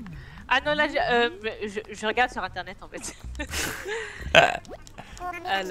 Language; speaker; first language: French; non-native, fluent; English